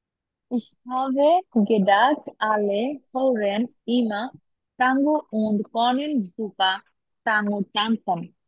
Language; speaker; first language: German; non-native, learner; Bangla